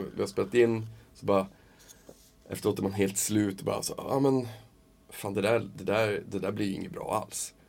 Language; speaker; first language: Swedish; native; Swedish